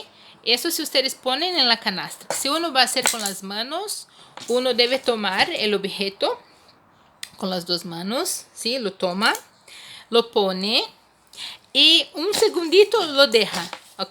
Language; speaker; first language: Spanish; non-native, fluent; Portuguese